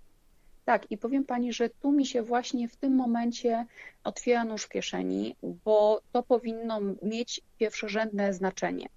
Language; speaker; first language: Polish; native; Polish